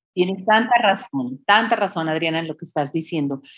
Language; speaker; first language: Spanish; native; Spanish